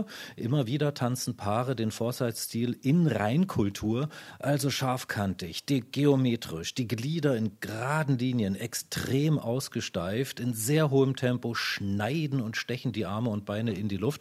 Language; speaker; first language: German; native; German